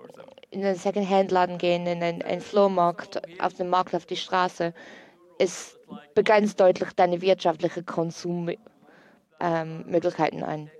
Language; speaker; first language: German; non-native, learner; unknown